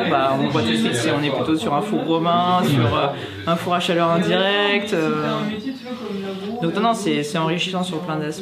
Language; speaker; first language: French; native; French